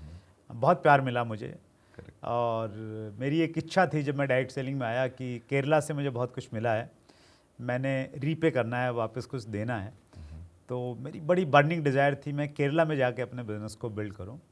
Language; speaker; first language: Hindi; native; Hindi